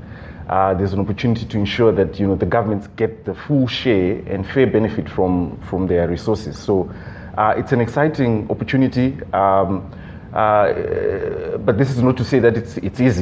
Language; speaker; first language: English; non-native, local second language; Shona